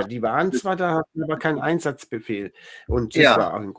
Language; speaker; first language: German; native; German